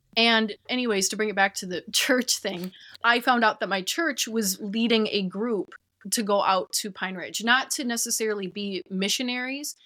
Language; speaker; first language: English; native; English